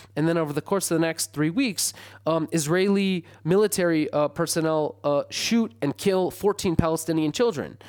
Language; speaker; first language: English; native; English